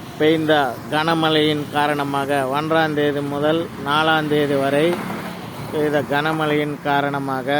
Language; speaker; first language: Tamil; non-native, local second language; Telugu